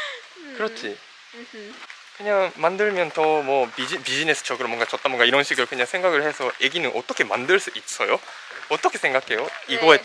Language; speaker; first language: Korean; non-native, fluent; Japanese